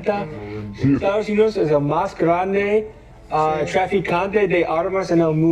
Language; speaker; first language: Spanish; non-native, learner; English